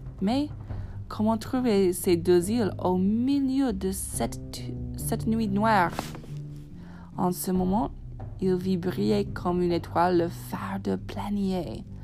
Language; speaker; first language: French; non-native, fluent; English